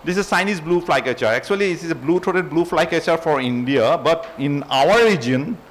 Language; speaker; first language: English; non-native, local second language; Assamese